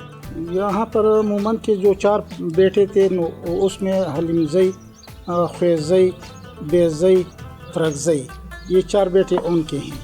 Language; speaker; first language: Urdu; non-native, local second language; Pashto